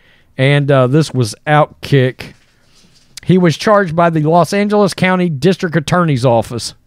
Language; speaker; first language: English; native; English